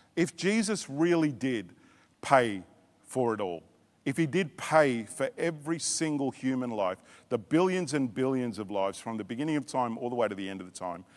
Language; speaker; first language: English; native; English